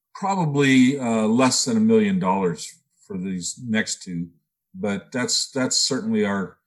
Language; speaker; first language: English; native; English